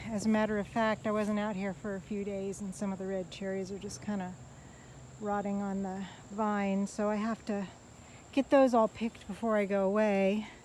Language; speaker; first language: English; native; English